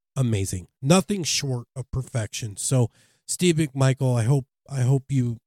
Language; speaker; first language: English; native; English